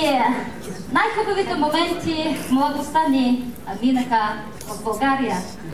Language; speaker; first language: Bulgarian; non-native, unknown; Mongolian